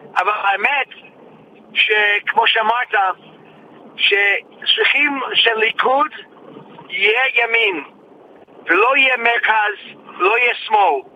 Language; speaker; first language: Hebrew; non-native, fluent; English